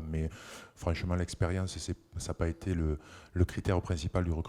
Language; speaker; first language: French; native; French